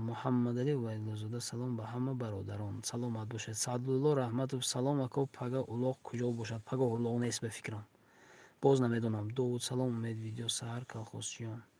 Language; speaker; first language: Tajik; native; Tajik